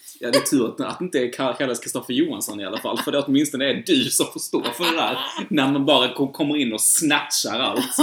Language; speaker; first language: Swedish; native; Swedish